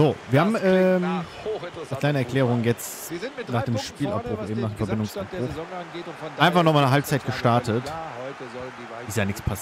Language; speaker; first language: German; native; German